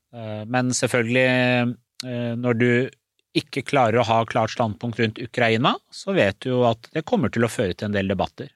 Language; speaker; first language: Norwegian; early bilingual, other home language; Persian